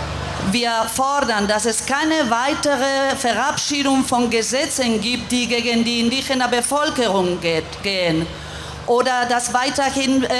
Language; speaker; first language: German; non-native, fluent; Spanish